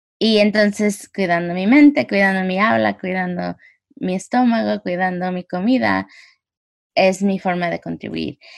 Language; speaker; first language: Spanish; early bilingual, heritage; Spanish